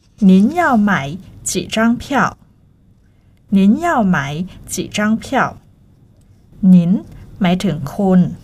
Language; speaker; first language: Chinese; non-native, fluent; Thai